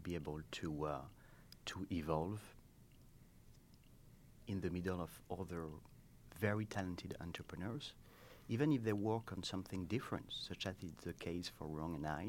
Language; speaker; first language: English; non-native, fluent; French